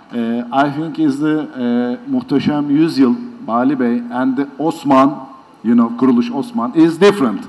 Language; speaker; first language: English; non-native, learner; Turkish